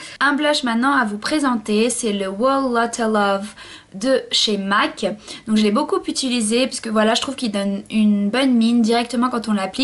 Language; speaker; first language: French; native; French